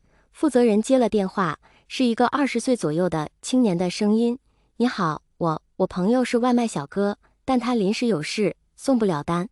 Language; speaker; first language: Chinese; native; Chinese